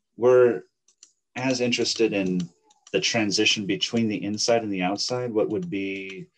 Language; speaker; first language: English; native; English